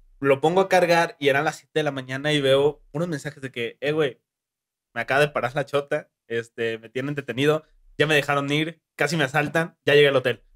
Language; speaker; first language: Spanish; native; Spanish